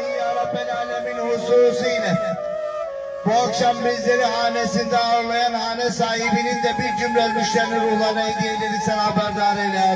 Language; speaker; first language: Turkish; native; Turkish